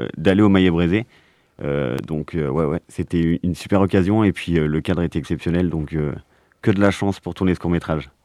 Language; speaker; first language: French; native; French